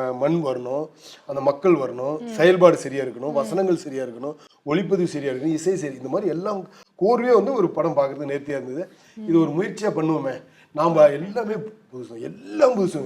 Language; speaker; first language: Tamil; native; Tamil